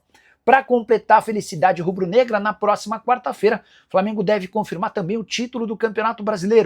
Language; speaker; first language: Portuguese; native; Portuguese